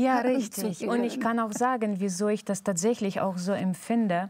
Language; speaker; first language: German; non-native, fluent; Russian